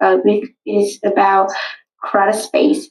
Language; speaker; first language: English; non-native, learner; Vietnamese